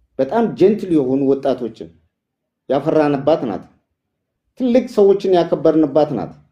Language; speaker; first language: Amharic; non-native, local second language; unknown